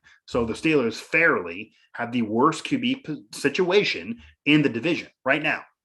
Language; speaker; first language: English; native; English